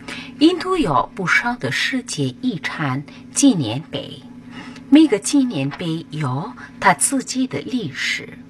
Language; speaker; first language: Chinese; non-native, learner; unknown